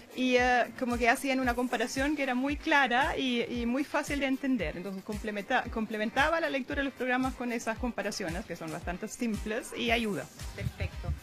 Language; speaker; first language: Spanish; non-native, fluent; German